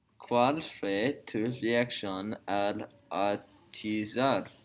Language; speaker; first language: Spanish; non-native, learner; English